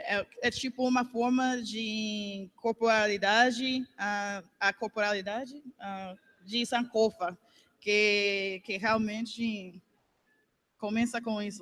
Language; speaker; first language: Portuguese; non-native, learner; English